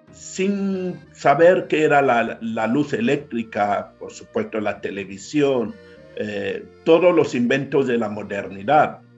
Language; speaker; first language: Spanish; non-native, fluent; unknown